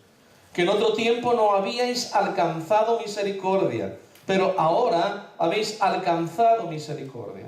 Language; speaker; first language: Spanish; native; Spanish